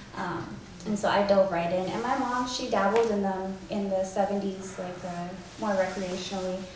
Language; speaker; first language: English; native; English